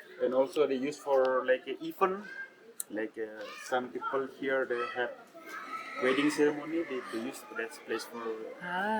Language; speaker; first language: English; non-native, learner; Indonesian